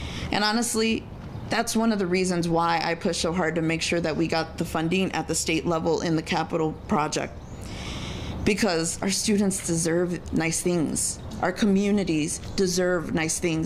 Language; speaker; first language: English; early bilingual, other home language; Spanish